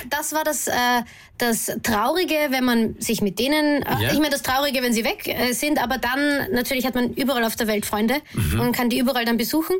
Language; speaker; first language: German; native; German